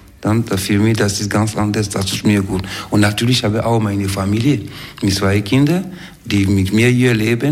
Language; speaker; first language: German; non-native, fluent; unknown